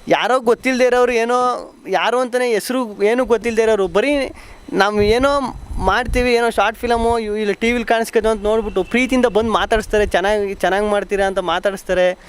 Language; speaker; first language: Kannada; native; Kannada